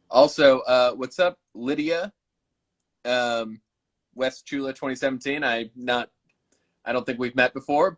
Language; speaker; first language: English; native; English